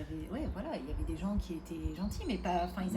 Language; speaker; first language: French; native; French